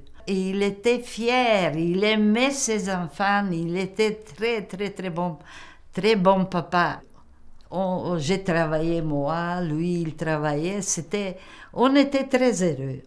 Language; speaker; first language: French; non-native, local second language; Macedonian